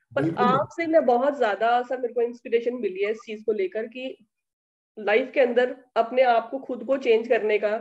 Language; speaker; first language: Hindi; native; Hindi